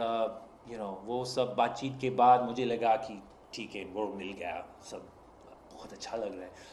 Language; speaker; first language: Hindi; non-native, fluent; English